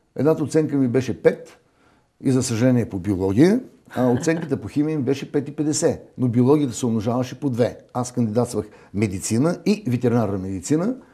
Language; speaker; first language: Bulgarian; native; Bulgarian